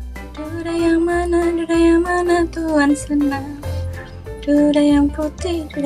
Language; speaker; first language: Indonesian; native; Indonesian